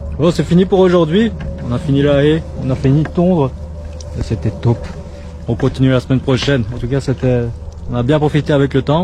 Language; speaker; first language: French; native; French